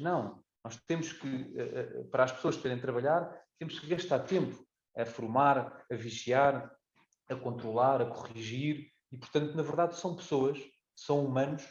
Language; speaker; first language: Portuguese; native; Portuguese